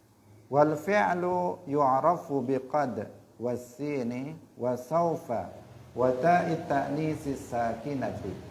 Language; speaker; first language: Arabic; non-native, fluent; Indonesian